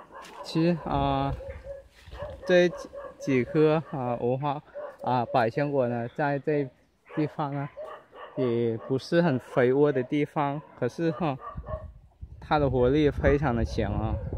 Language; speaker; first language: Chinese; early bilingual, heritage; Chinese